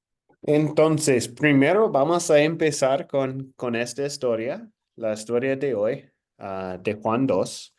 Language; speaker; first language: Spanish; non-native, fluent; English